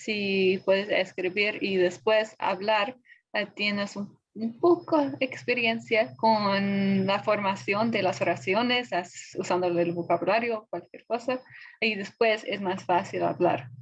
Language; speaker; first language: Spanish; non-native, fluent; English